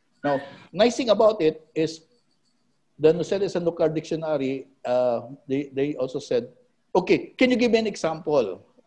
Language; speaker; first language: English; non-native, local second language; Filipino